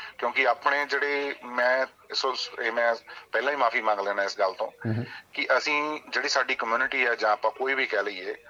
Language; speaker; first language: Punjabi; native; Punjabi